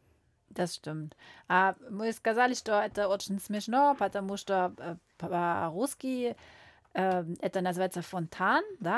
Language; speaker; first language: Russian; non-native, learner; German